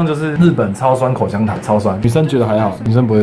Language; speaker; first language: Chinese; native; Chinese